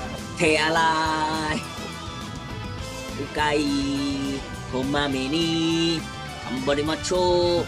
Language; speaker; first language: Japanese; non-native, learner; Thai